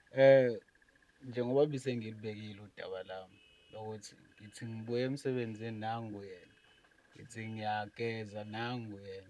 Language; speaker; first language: Zulu; native; Zulu